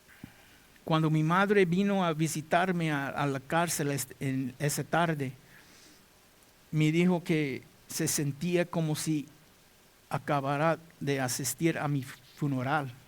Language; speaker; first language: Spanish; non-native, learner; English